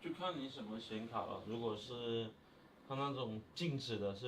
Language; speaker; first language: Chinese; native; Chinese